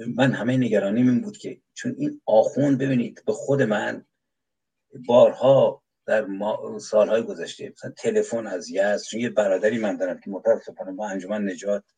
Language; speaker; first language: Persian; native; Persian